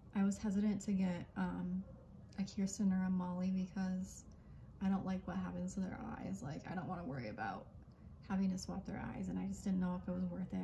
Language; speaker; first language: English; native; English